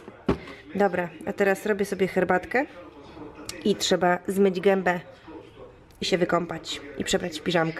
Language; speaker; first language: Polish; native; Polish